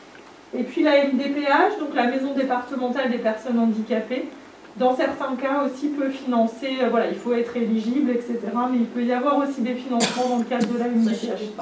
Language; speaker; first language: French; native; French